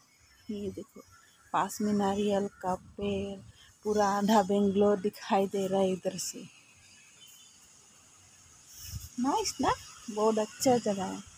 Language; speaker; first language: Hindi; non-native, local second language; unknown